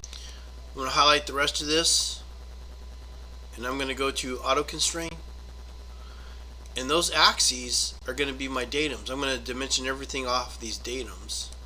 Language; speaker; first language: English; native; English